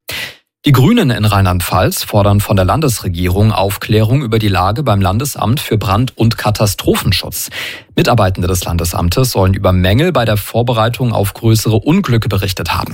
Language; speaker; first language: German; native; German